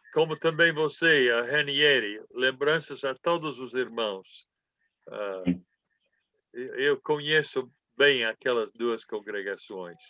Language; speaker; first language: Portuguese; non-native, fluent; English